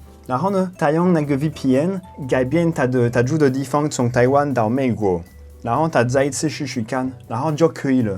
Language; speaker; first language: Chinese; non-native, fluent; French